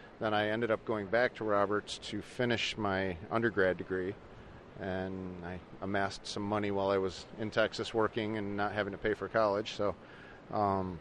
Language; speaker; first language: English; native; English